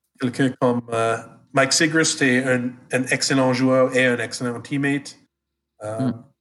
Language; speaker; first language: French; non-native, fluent; English